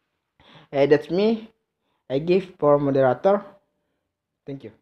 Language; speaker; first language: English; non-native, learner; Indonesian